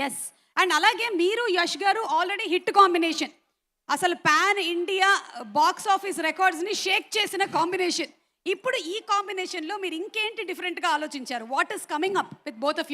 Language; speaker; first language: Telugu; native; Telugu